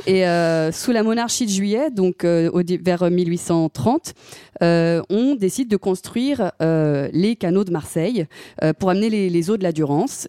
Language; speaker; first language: French; native; French